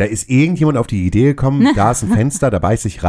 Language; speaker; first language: German; native; German